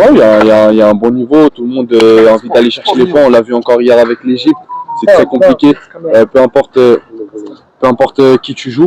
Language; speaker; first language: French; native; French